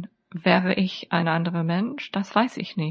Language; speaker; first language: German; non-native, fluent; English